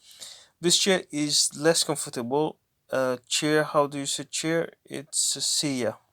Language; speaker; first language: English; non-native, fluent; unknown